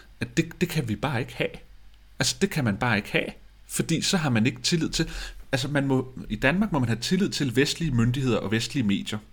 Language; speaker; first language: Danish; native; Danish